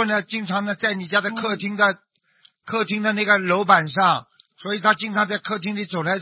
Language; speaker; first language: Chinese; native; Chinese